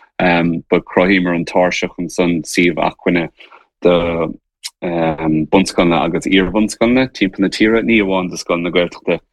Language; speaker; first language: Irish; native; Irish